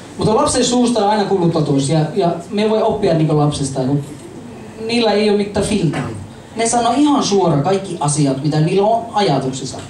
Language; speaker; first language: Finnish; non-native, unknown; English